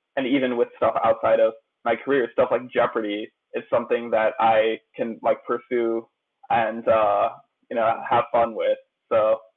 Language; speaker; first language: English; native; English